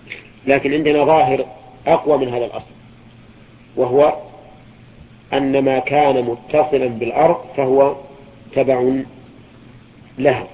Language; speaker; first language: Arabic; native; Arabic